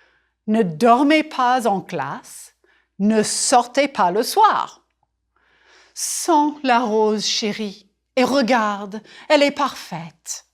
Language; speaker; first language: French; non-native, fluent; English